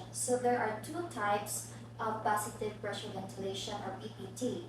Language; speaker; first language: English; non-native, local second language; Filipino